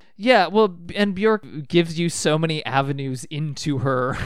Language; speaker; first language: English; native; English